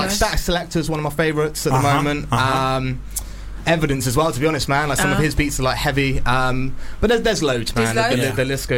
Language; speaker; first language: English; native; English